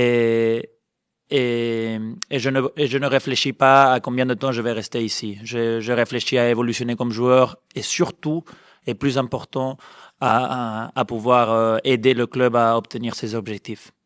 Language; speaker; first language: French; non-native, fluent; Spanish